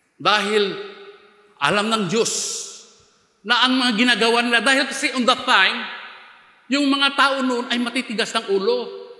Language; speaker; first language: Filipino; non-native, local second language; Iloko